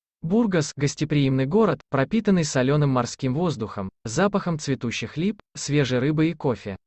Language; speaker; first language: Russian; native; Russian